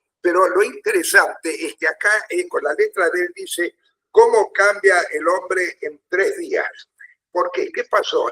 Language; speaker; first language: Spanish; early bilingual, other home language; German